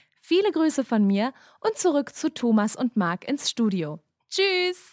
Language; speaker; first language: German; native; German